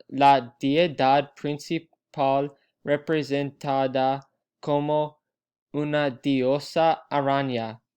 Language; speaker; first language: Spanish; non-native, learner; English